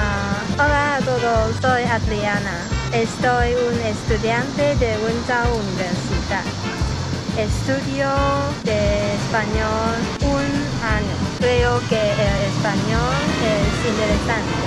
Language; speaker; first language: Spanish; non-native, learner; Chinese